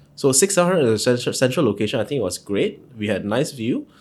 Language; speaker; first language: English; non-native, local second language; Cantonese